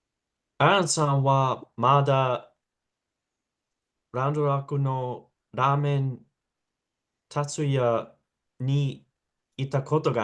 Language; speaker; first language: Japanese; non-native, learner; English